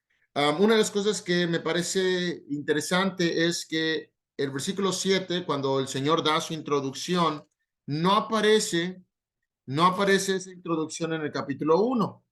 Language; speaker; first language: Spanish; native; Spanish